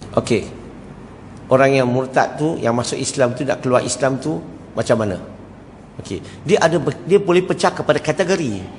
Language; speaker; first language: Malay; non-native, local second language; Chinese